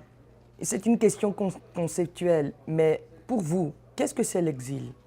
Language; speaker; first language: French; non-native, fluent; Portuguese